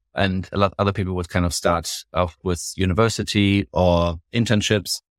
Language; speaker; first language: English; non-native, fluent; German